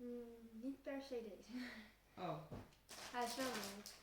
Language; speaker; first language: Dutch; early bilingual, heritage; Turkish